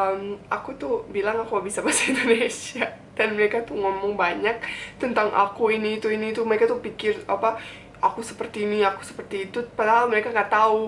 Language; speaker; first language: Indonesian; non-native, fluent; Bosnian